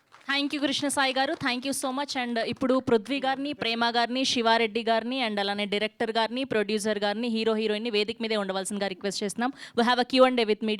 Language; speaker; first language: Telugu; native; Telugu